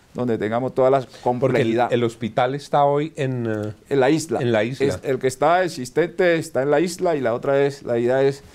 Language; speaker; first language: Spanish; native; Spanish